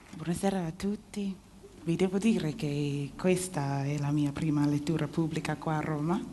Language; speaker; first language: Italian; non-native, fluent; English